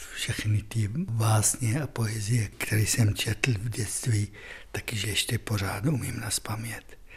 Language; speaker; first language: Czech; non-native, fluent; Arabic